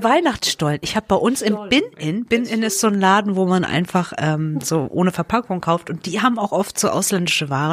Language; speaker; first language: German; native; German